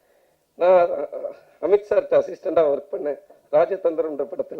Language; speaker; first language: Tamil; native; Tamil